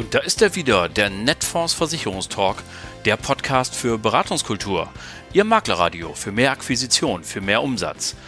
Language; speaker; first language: German; native; German